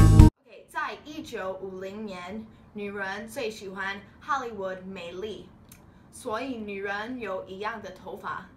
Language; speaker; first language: Chinese; non-native, learner; English